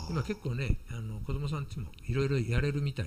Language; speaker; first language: Japanese; native; Japanese